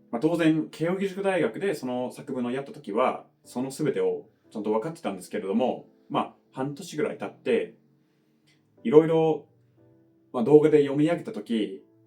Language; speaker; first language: Japanese; non-native, fluent; English